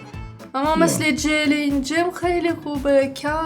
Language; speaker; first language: Persian; non-native, learner; Russian